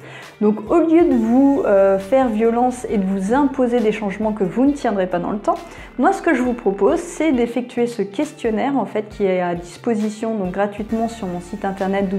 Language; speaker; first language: French; native; French